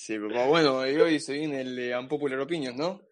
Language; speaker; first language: Spanish; native; Spanish